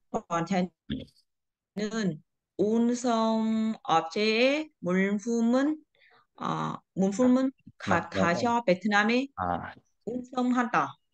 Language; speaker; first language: Korean; non-native, learner; Vietnamese